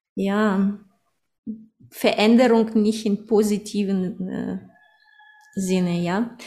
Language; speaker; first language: German; early bilingual, other home language; Russian